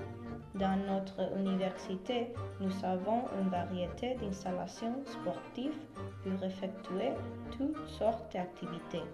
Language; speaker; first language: French; non-native, learner; Spanish